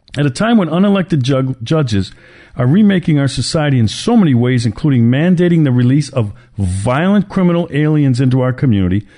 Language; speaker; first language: English; native; English